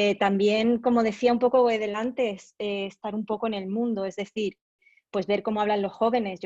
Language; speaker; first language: Spanish; native; Spanish